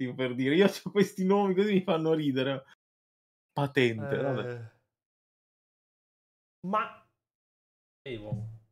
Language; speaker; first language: Italian; native; Italian